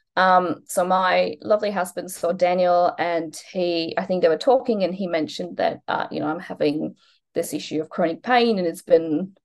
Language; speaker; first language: English; non-native, fluent; Polish